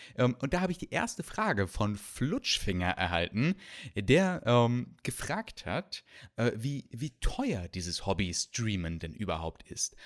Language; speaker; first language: German; native; German